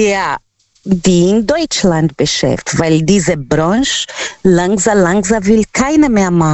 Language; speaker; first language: German; non-native, learner; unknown